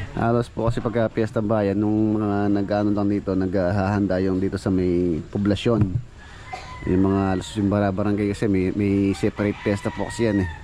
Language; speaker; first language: Filipino; native; Filipino